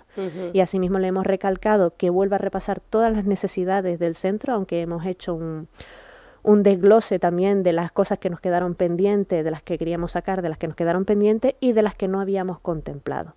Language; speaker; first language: Spanish; native; Spanish